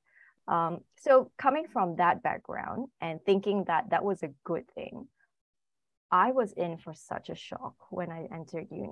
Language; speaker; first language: English; non-native, local second language; Chinese